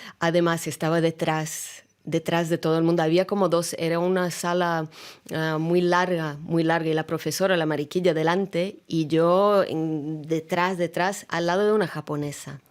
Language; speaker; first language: Spanish; non-native, fluent; Russian